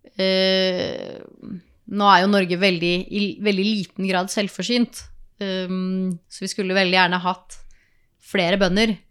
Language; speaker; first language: Norwegian; native; Norwegian